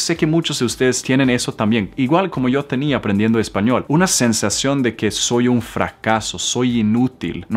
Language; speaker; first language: Spanish; non-native, fluent; Swedish